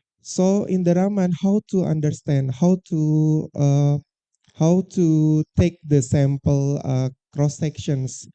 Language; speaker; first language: English; non-native, learner; Indonesian